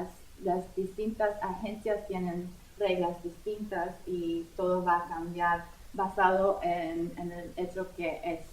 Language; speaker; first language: Spanish; non-native, fluent; English